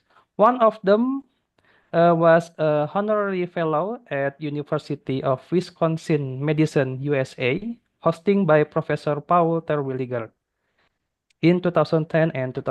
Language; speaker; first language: English; non-native, fluent; Indonesian